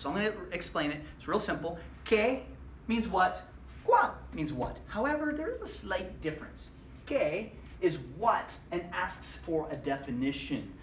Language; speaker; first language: English; native; English